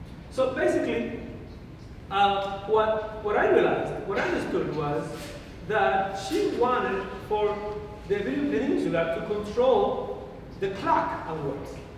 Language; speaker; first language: English; non-native, fluent; Spanish